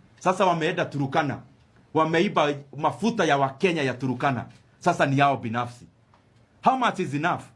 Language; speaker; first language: Swahili; non-native, local second language; Kikuyu